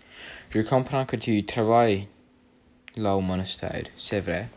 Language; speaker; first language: French; non-native, learner; English